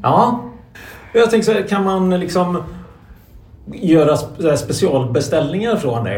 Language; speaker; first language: Swedish; native; Swedish